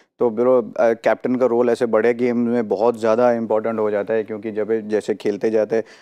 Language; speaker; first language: Hindi; non-native, local second language; Gujarati